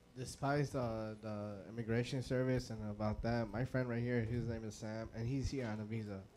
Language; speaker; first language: English; early bilingual, other home language; Spanish